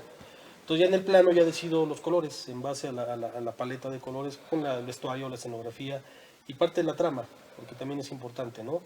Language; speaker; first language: Spanish; native; Spanish